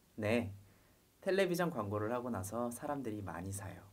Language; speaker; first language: Korean; native; Korean